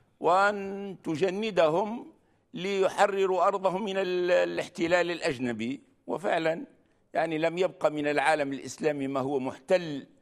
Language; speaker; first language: Arabic; native; Arabic